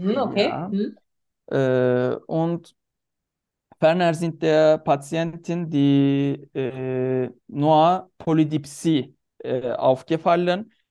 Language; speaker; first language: German; non-native, learner; Turkish